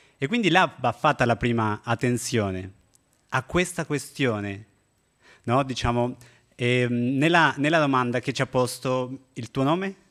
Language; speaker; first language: Italian; non-native, fluent; Spanish